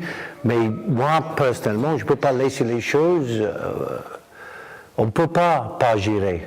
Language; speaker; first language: French; non-native, fluent; English